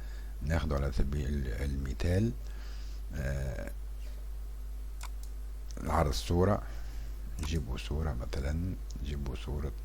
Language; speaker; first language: Arabic; native; Arabic